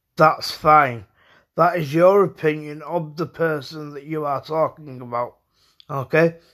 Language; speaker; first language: English; native; English